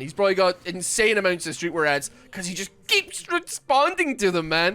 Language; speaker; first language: English; native; English